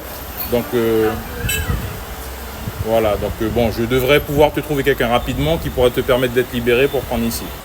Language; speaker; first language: French; native; French